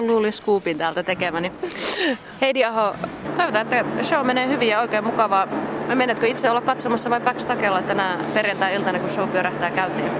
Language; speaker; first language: Finnish; native; Finnish